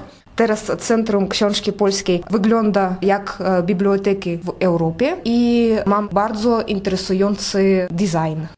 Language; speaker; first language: Polish; early bilingual, heritage; Russian